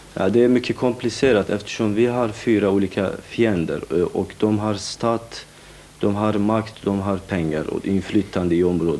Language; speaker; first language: Swedish; non-native, fluent; Kurdish